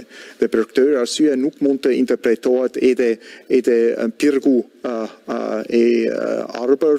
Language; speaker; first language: Albanian; non-native, fluent; German